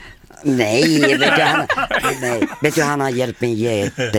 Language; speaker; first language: Swedish; non-native, fluent; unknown